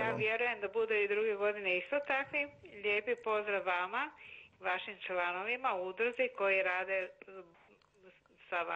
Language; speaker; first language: Croatian; native; Croatian